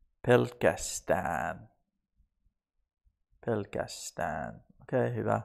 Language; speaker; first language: Finnish; non-native, learner; English